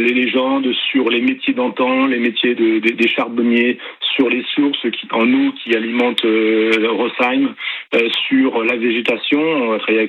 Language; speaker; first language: French; native; French